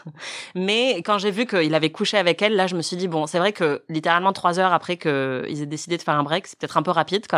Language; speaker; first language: French; native; French